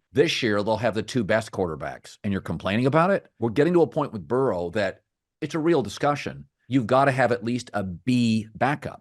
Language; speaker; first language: English; native; English